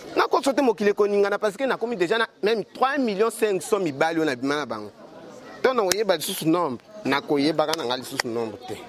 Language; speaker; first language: Lingala; native; Lingala